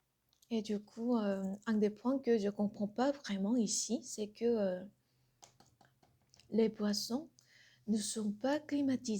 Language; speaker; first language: French; non-native, learner; Korean